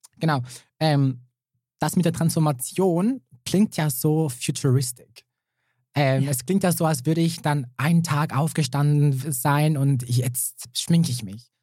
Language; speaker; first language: German; early bilingual, other home language; Serbian